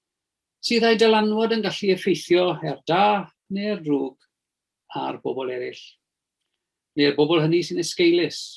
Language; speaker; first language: Welsh; native; Welsh